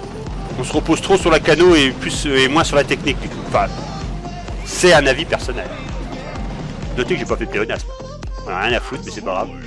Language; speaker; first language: French; native; French